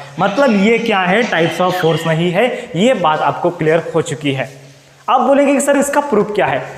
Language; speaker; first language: Hindi; non-native, local second language; Marathi